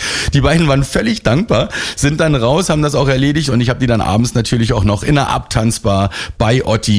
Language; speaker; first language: German; native; German